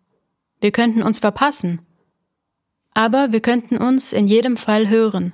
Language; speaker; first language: German; native; German